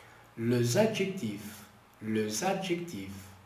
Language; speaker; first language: French; non-native, fluent; Portuguese